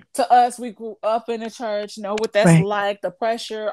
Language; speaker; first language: English; native; English